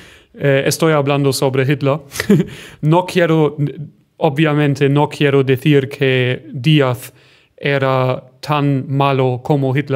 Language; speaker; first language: Spanish; non-native, fluent; German